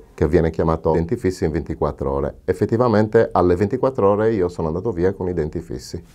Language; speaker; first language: Italian; native; Italian